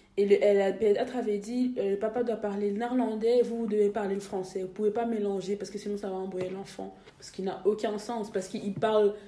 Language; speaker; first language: French; native; French